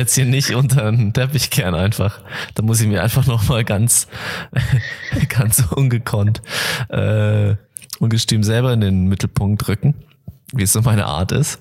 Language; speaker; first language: German; native; German